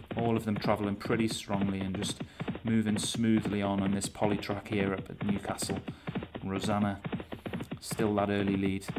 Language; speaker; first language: English; native; English